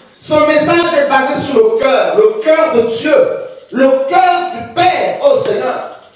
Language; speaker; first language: French; non-native, local second language; Lingala